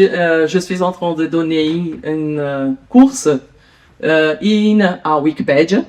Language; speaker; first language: French; non-native, learner; Portuguese